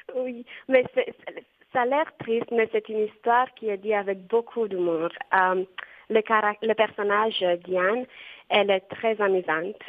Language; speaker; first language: French; non-native, fluent; Romanian